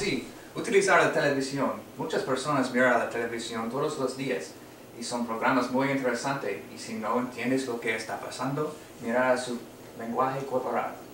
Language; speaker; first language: Spanish; non-native, learner; English